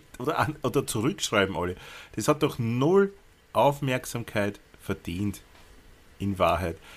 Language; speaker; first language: German; native; German